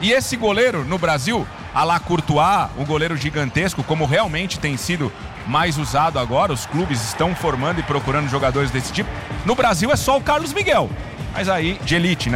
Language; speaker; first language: Portuguese; native; Portuguese